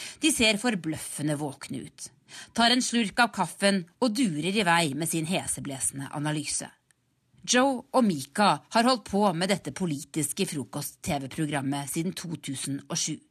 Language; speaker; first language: Norwegian; native; Norwegian